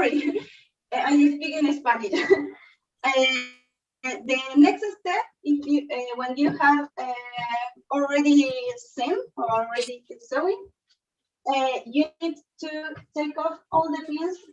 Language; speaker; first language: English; non-native, learner; Spanish